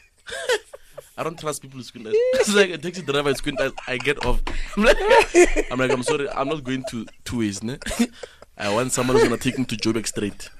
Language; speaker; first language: English; non-native, local second language; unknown